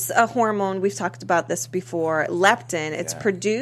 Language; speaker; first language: English; native; English